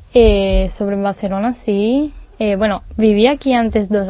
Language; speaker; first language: Spanish; non-native, learner; Hebrew